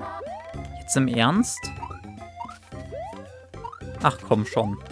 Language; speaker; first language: German; native; German